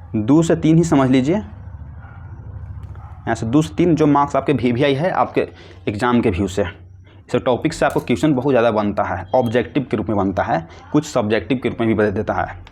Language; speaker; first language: Hindi; native; Hindi